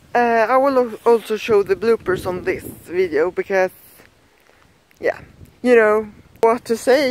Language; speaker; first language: English; non-native, learner; Swedish